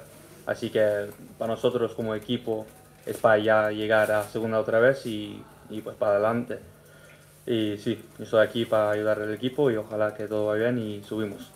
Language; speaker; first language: Spanish; early bilingual, heritage; English